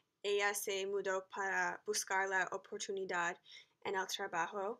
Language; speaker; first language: Spanish; non-native, learner; English